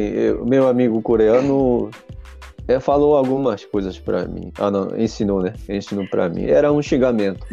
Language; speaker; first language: Portuguese; non-native, fluent; Japanese